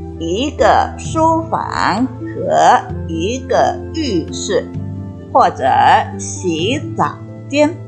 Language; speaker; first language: Chinese; non-native, fluent; Indonesian